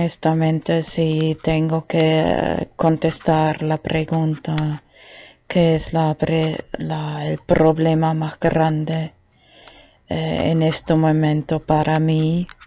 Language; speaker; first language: Spanish; non-native, fluent; German